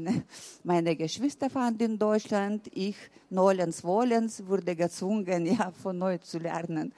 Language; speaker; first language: German; early bilingual, heritage; German